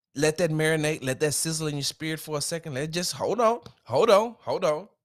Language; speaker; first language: English; native; English